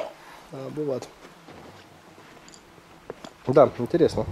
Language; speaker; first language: Russian; native; Russian